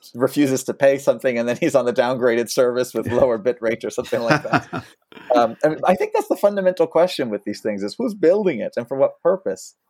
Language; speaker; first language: English; early bilingual, other home language; French